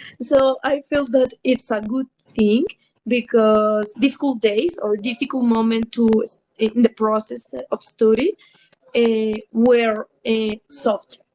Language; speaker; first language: English; non-native, learner; Spanish